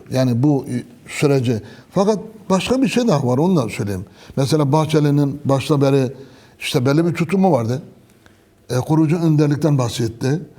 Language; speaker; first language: Turkish; non-native, local second language; Kurdish